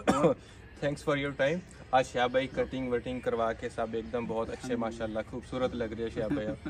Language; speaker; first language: Hindi; native; Hindi